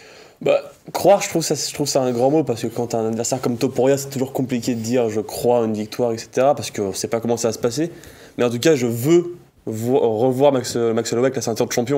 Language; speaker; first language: French; native; French